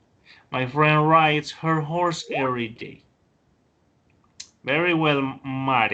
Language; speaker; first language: English; non-native, fluent; Spanish